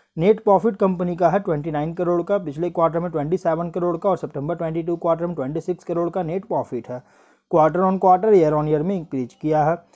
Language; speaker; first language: Hindi; native; Hindi